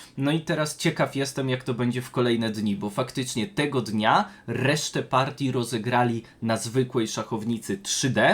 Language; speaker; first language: Polish; native; Polish